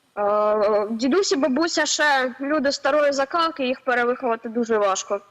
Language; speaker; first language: Ukrainian; native; Ukrainian